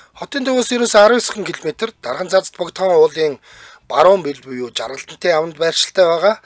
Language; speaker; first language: Mongolian; native; Mongolian